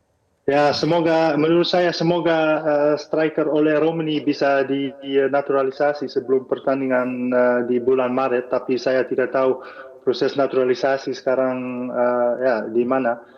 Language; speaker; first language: Indonesian; non-native, fluent; Dutch